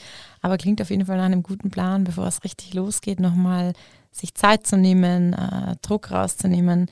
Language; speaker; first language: German; native; German